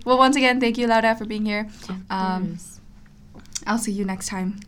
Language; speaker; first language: English; early bilingual, other home language; Spanish